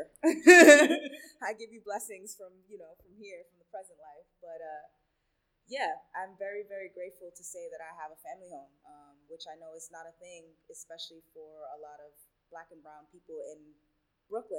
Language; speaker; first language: English; early bilingual, other home language; Spanish